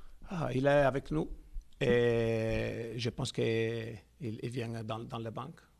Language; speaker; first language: French; non-native, fluent; Italian